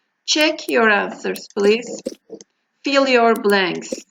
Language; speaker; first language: English; non-native, fluent; Turkish